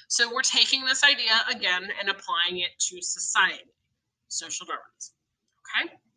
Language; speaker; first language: English; native; English